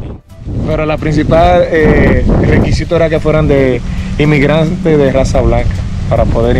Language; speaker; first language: Spanish; native; Spanish